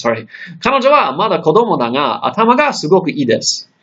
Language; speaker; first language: Japanese; non-native, fluent; English